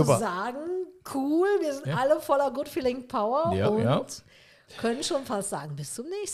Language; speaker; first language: German; native; German